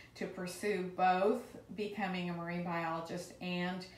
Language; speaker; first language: English; native; English